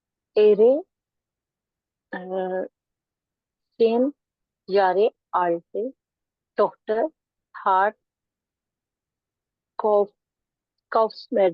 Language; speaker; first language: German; non-native, learner; Urdu